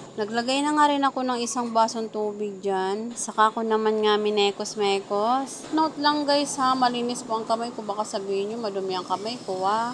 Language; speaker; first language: Filipino; non-native, local second language; Bikol